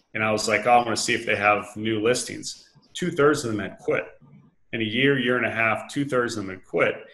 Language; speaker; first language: English; native; English